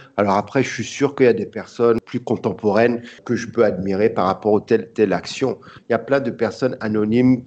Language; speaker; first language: French; early bilingual, other home language; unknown